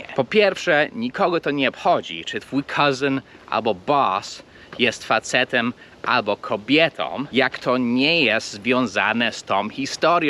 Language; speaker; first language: Polish; non-native, fluent; English